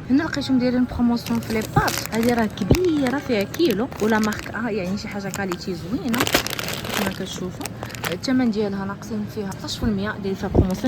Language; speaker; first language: Arabic; native; Arabic